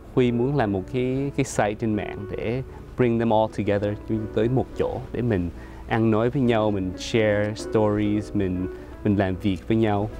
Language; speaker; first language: Vietnamese; early bilingual, other home language; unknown